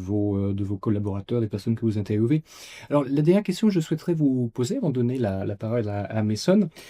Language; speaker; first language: French; native; French